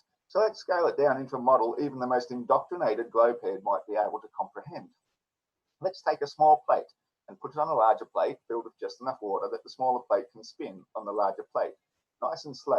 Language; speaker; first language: English; native; English